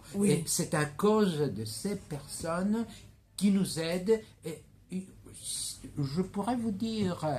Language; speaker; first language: French; non-native, fluent; Greek